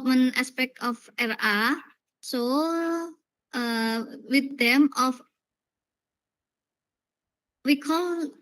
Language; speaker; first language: English; non-native, learner; Indonesian